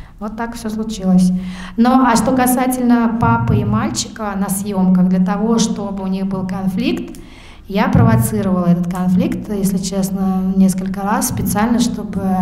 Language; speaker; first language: Russian; native; Russian